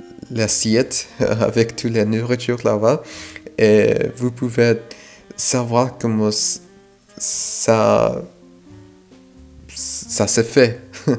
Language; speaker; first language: French; non-native, fluent; Spanish